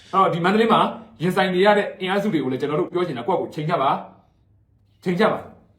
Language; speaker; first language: Burmese; non-native, local second language; Shwe Palaung